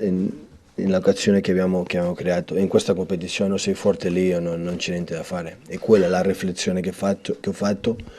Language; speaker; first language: Italian; non-native, fluent; Catalan